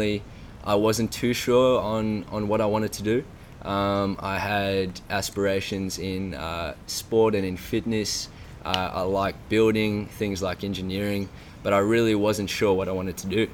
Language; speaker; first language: English; native; English